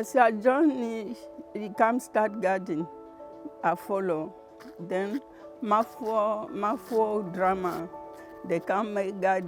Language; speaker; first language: English; non-native, learner; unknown